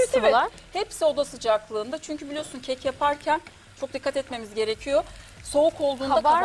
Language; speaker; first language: Turkish; native; Turkish